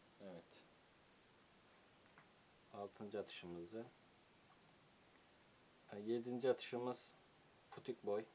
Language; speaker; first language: Turkish; native; Turkish